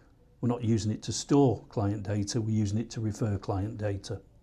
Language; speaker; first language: English; native; English